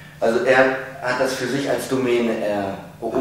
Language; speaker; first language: German; native; German